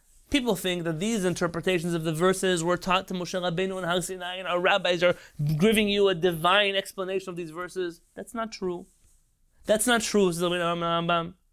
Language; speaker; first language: English; native; English